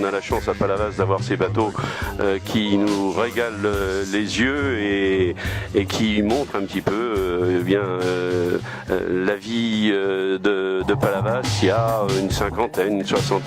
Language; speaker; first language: French; native; French